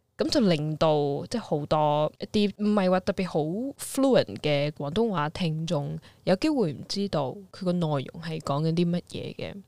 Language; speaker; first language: Cantonese; early bilingual, heritage; Cantonese